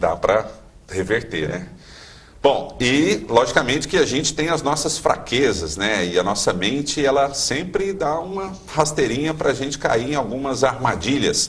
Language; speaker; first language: Portuguese; native; Portuguese